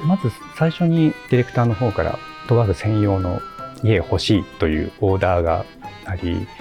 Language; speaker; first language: Japanese; native; Japanese